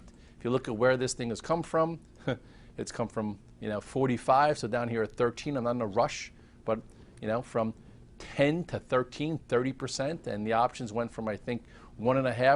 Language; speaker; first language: English; native; English